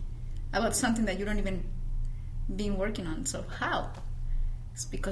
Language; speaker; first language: English; non-native, fluent; Spanish